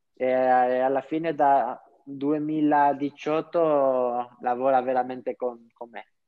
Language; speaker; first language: Italian; non-native, fluent; French